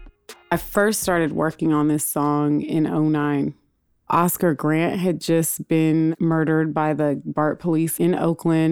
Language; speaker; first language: English; native; English